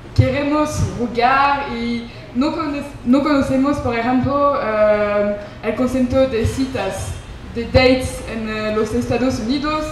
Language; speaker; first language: Spanish; non-native, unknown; French